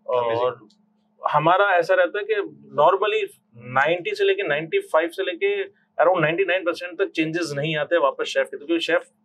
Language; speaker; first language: Hindi; native; Hindi